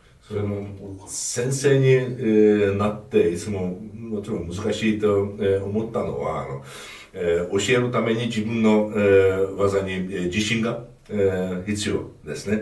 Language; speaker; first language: Japanese; non-native, fluent; Hungarian